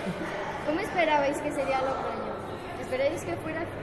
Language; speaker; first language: Spanish; native; Spanish